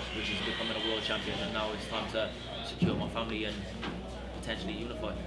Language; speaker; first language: English; native; English